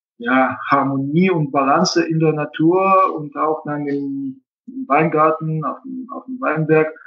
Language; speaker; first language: German; non-native, fluent; Russian